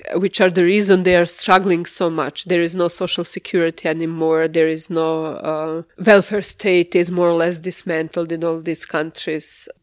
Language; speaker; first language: English; non-native, fluent; Serbian